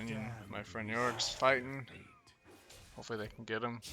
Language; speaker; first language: English; native; English